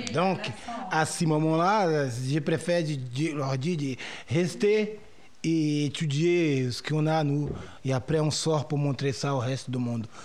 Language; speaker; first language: French; non-native, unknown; Portuguese